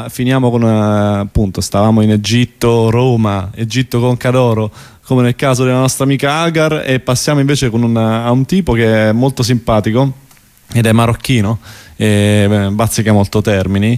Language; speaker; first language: Italian; native; Italian